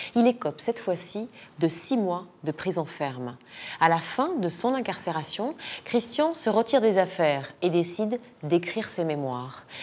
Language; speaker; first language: French; native; French